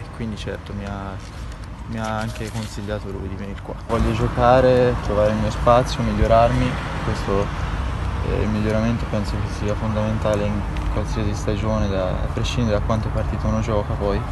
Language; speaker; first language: Italian; native; Italian